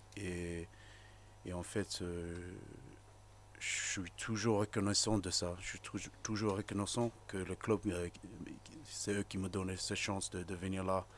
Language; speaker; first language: French; non-native, fluent; English